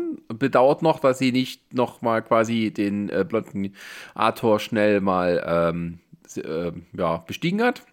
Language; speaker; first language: German; native; German